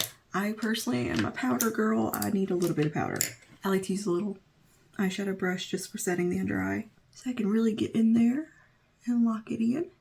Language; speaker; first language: English; native; English